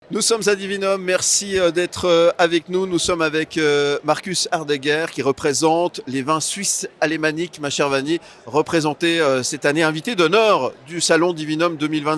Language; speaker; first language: French; native; French